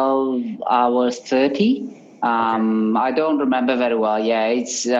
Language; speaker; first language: English; non-native, fluent; Italian